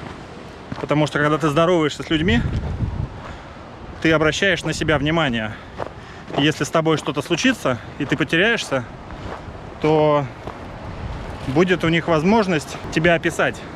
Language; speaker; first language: Russian; native; Russian